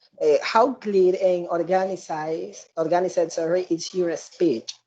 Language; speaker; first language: English; non-native, learner; Spanish